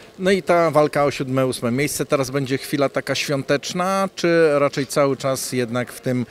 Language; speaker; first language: Polish; native; Polish